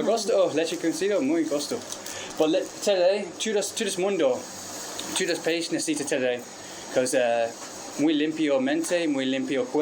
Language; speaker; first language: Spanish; non-native, learner; English